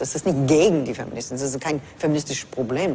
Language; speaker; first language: German; non-native, fluent; English